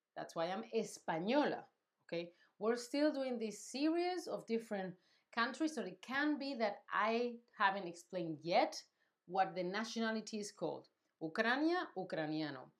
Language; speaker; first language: English; non-native, fluent; Spanish